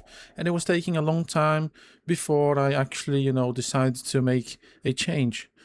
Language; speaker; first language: English; non-native, fluent; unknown